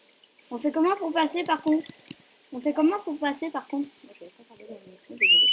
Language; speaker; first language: French; native; French